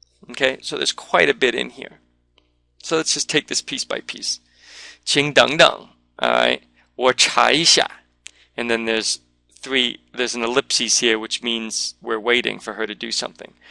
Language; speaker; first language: English; native; English